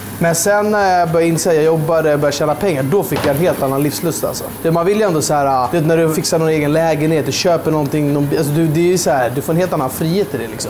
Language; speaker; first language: Swedish; early bilingual, other home language; Persian